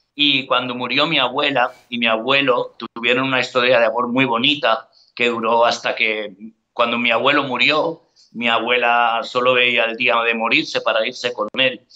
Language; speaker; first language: Spanish; native; Spanish